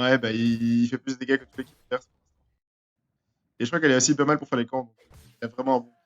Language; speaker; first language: French; native; French